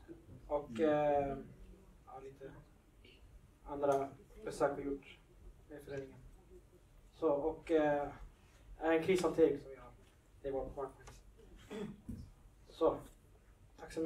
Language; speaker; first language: Swedish; early bilingual, other home language; Somali